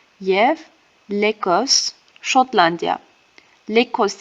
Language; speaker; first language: French; non-native, fluent; Armenian